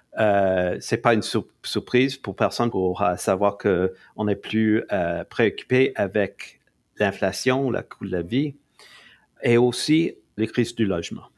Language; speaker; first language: French; non-native, local second language; English